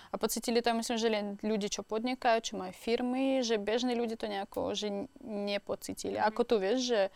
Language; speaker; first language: Slovak; non-native, learner; Russian